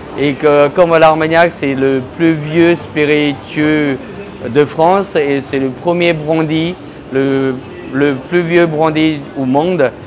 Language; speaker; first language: French; early bilingual, other home language; Chinese